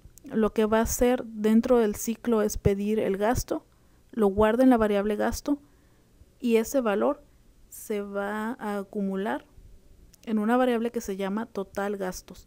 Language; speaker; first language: Spanish; native; Spanish